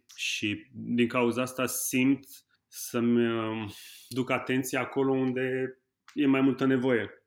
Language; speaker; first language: Romanian; native; Romanian